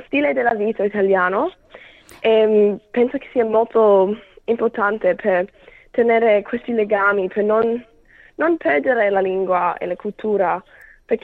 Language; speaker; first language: Italian; early bilingual, heritage; English